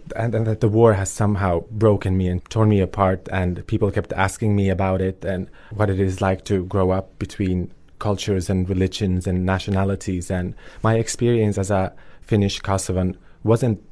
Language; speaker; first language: English; early bilingual, other home language; Albanian